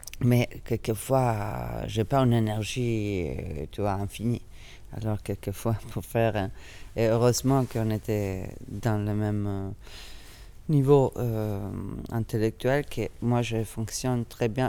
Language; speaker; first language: French; non-native, fluent; Italian